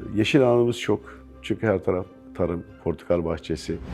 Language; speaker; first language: Turkish; native; Turkish